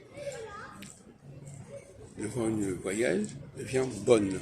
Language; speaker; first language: French; native; French